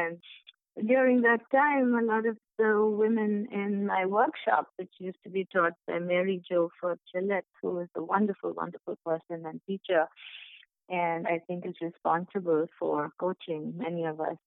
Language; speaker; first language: English; non-native, local second language; Bangla